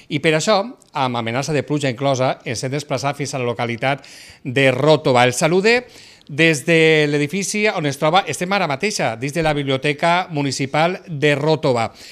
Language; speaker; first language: Catalan; native; Catalan